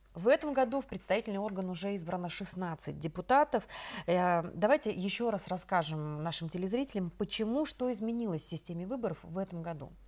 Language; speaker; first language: Russian; native; Russian